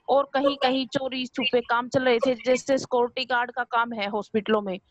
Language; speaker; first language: Hindi; native; Hindi